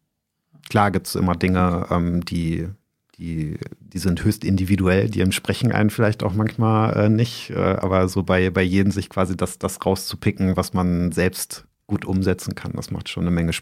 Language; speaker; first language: German; native; German